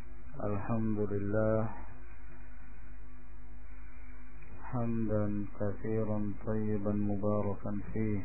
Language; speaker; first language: Arabic; non-native, fluent; Indonesian